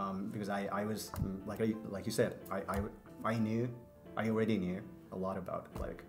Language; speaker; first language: English; non-native, fluent; Japanese